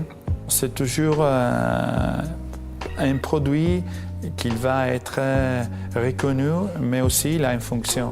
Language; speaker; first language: French; non-native, fluent; Italian